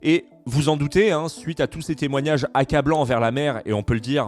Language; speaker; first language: French; native; French